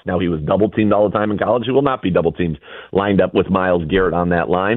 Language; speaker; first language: English; native; English